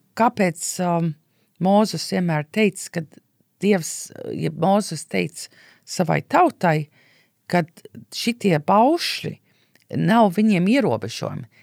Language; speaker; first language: Latvian; early bilingual, heritage; Latvian